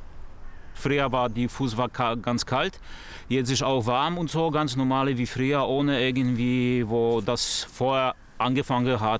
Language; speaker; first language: German; non-native, learner; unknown